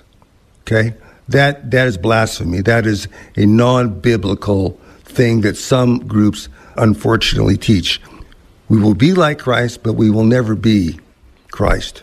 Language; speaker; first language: English; native; English